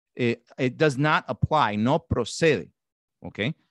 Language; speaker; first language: English; non-native, fluent; Spanish